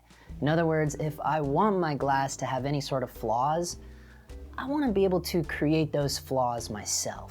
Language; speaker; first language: English; native; English